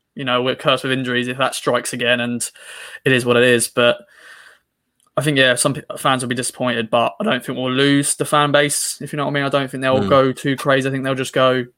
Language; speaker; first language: English; native; English